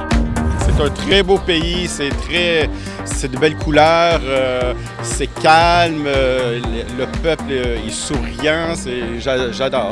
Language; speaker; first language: French; native; French